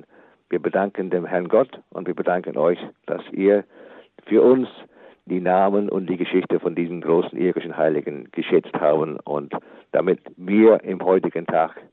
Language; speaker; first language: German; non-native, fluent; English